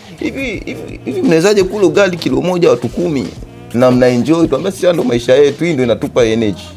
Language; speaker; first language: Swahili; native; Swahili